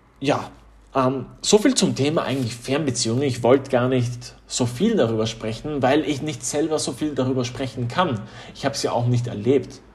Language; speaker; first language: German; early bilingual, other home language; Polish